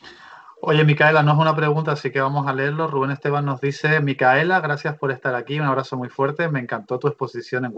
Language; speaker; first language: Spanish; native; Spanish